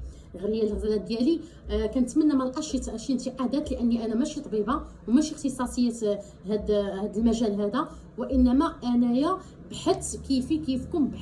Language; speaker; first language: Arabic; native; Arabic